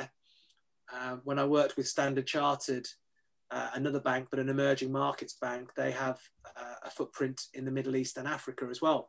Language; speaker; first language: English; native; English